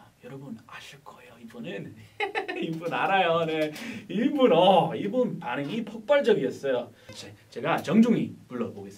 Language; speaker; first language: Korean; non-native, fluent; English